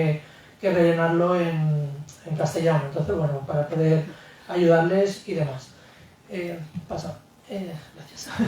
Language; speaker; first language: Spanish; native; Spanish